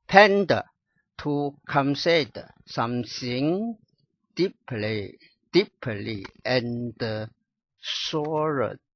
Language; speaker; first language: English; non-native, learner; Chinese